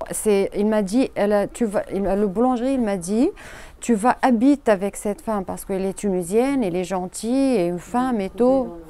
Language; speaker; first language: French; non-native, learner; Arabic